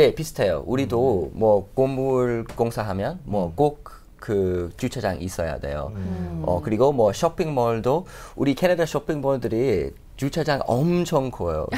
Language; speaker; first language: Korean; non-native, fluent; English